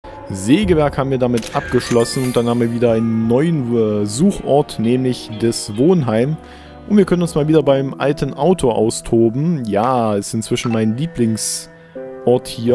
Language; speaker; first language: German; native; German